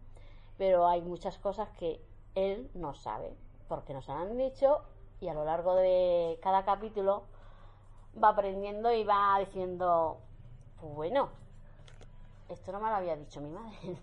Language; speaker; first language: Spanish; native; Spanish